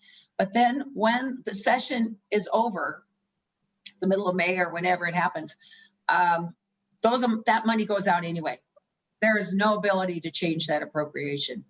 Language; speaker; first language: English; native; English